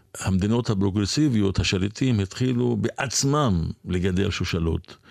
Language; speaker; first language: Hebrew; non-native, local second language; Arabic